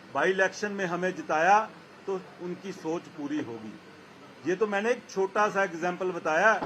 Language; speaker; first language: Hindi; non-native, local second language; Punjabi